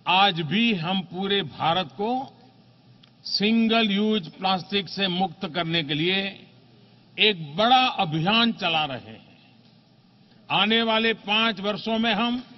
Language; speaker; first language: Hindi; non-native, local second language; Gujarati